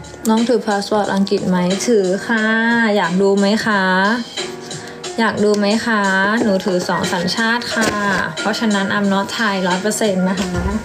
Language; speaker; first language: Thai; native; Thai